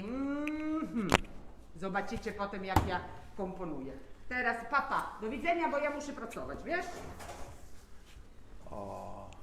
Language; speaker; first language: Polish; non-native, learner; Italian